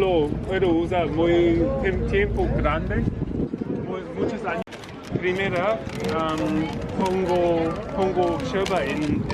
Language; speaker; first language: Spanish; non-native, learner; English